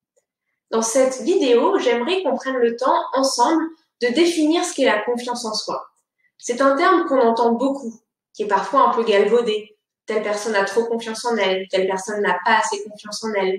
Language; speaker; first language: French; native; French